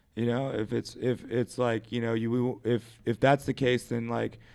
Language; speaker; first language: English; native; English